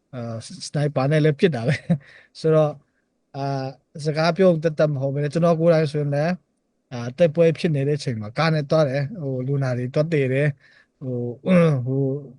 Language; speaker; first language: Burmese; non-native, local second language; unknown